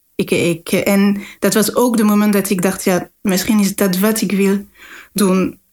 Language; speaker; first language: Dutch; non-native, fluent; French